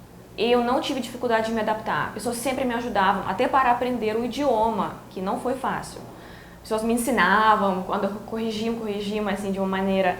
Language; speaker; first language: Portuguese; non-native, fluent; Russian